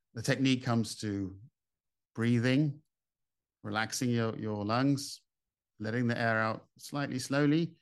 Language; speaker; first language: English; native; English